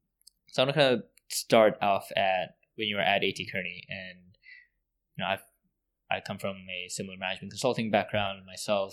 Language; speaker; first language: English; native; English